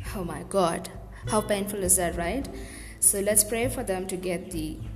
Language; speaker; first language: English; non-native, local second language; Tamil